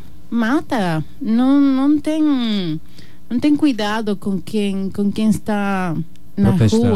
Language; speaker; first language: Portuguese; non-native, learner; Spanish